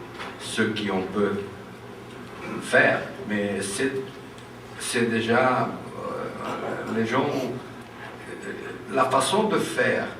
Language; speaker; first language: French; non-native, fluent; Portuguese